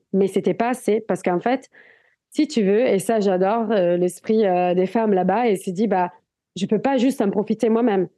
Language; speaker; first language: French; non-native, fluent; Italian